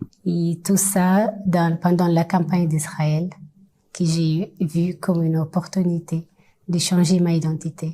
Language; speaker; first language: French; non-native, fluent; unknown